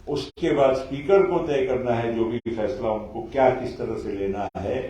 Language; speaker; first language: Hindi; non-native, local second language; Marathi